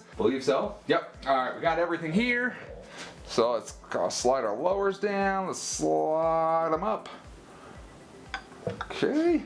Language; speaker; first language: English; native; English